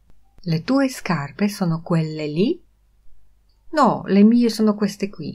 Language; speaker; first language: Italian; non-native, fluent; Polish